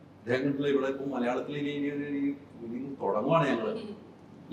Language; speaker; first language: Malayalam; native; Malayalam